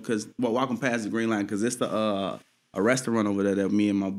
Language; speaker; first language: English; native; English